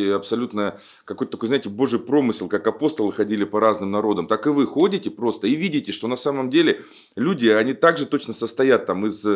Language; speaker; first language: Russian; native; Russian